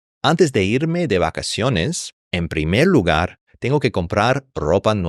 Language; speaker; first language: Spanish; non-native, fluent; English